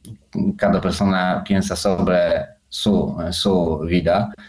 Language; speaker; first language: Spanish; non-native, fluent; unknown